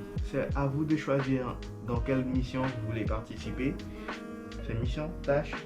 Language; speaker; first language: French; non-native, fluent; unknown